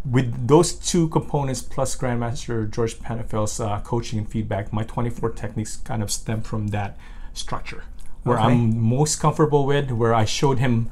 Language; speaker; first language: English; non-native, local second language; Filipino